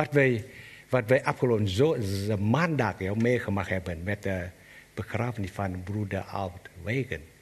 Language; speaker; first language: Dutch; non-native, learner; Vietnamese